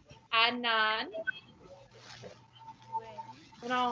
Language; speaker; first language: Spanish; non-native, learner; English